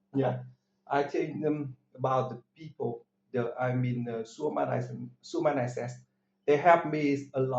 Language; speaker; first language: English; non-native, learner; Vietnamese